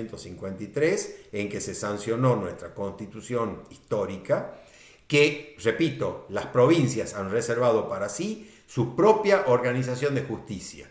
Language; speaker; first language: Spanish; native; Spanish